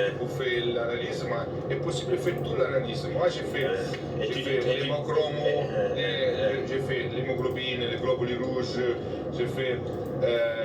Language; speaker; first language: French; non-native, learner; Italian